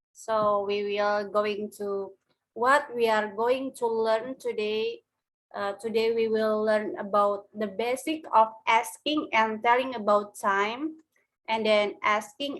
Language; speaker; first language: English; non-native, learner; Indonesian